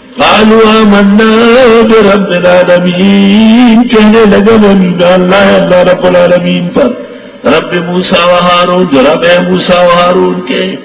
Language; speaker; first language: Urdu; non-native, local second language; Pashto